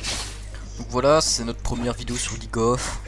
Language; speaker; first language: French; native; French